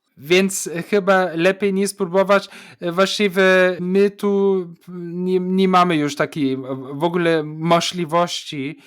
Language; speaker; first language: Polish; non-native, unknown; German